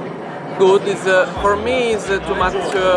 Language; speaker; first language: English; non-native, learner; Italian